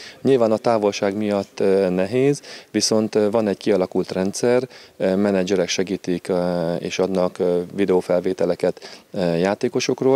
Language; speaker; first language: Hungarian; native; Hungarian